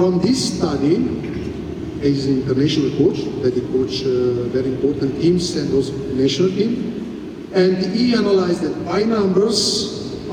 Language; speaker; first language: English; non-native, fluent; Italian